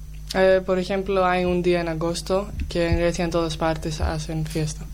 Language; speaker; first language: Spanish; non-native, learner; Greek